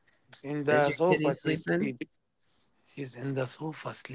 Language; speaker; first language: English; non-native, learner; Arabic